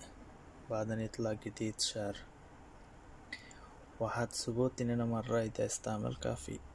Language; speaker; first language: Arabic; non-native, learner; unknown